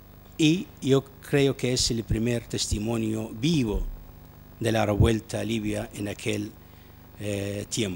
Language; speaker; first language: Spanish; non-native, fluent; Arabic